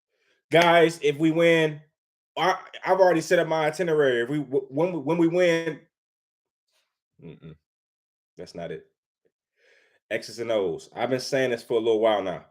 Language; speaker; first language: English; native; English